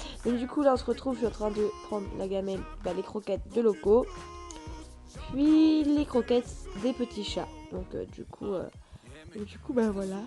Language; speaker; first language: French; native; French